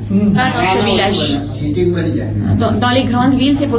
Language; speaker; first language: French; non-native, learner; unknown